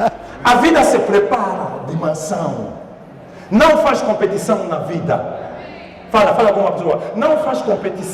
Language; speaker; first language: Portuguese; non-native, learner; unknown